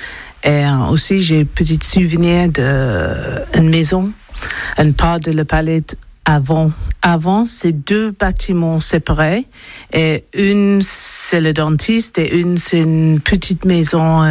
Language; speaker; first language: French; non-native, learner; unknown